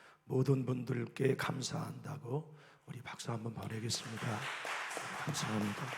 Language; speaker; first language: Korean; native; Korean